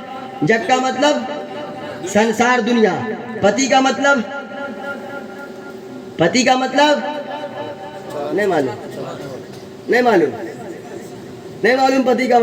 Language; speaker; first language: Hindi; native; Hindi